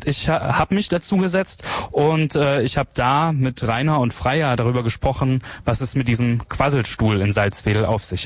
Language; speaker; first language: German; native; German